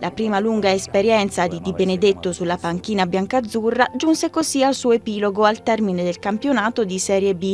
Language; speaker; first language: Italian; native; Italian